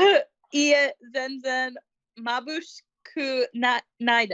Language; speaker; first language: Japanese; non-native, learner; English